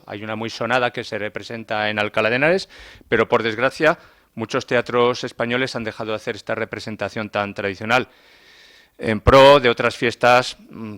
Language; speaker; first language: Spanish; native; Spanish